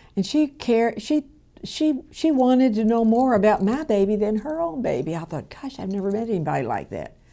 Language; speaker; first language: English; native; English